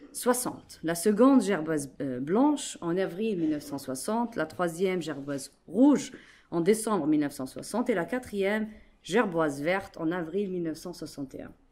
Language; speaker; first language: French; non-native, local second language; Arabic